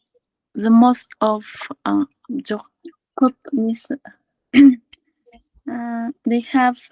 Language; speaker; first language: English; non-native, learner; Kazakh